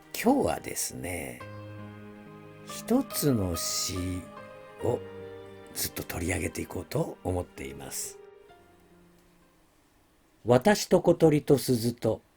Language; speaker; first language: Japanese; native; Japanese